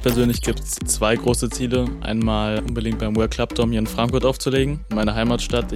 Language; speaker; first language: German; native; German